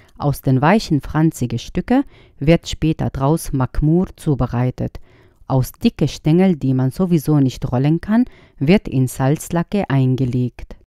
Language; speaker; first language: German; non-native, fluent; Arabic